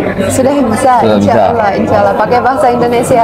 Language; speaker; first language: Indonesian; non-native, fluent; Finnish